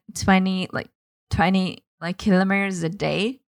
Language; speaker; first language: English; non-native, fluent; Portuguese